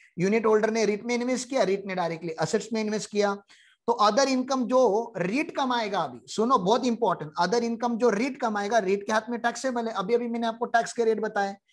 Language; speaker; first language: Hindi; non-native, local second language; Marathi